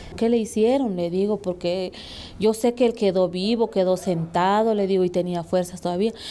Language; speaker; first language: Spanish; native; Spanish